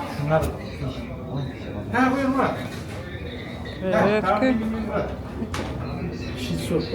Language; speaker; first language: Turkish; non-native, learner; Ukrainian